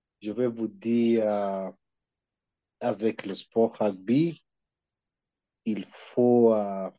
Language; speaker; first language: French; non-native, learner; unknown